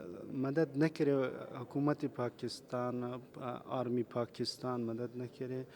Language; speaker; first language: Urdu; non-native, learner; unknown